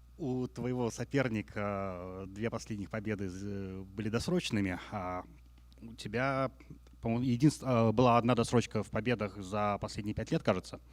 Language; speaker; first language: Russian; native; Russian